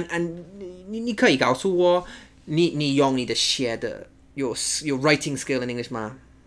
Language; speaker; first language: Chinese; non-native, learner; English